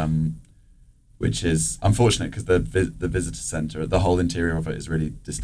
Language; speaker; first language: English; native; English